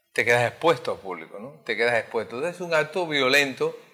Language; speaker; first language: Spanish; native; Spanish